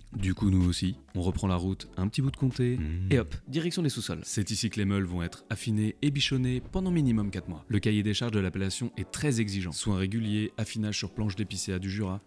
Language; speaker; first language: French; native; French